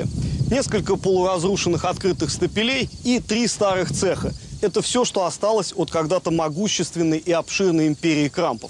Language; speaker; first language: Russian; native; Russian